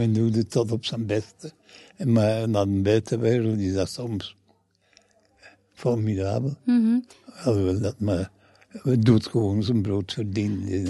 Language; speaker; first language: Dutch; non-native, fluent; English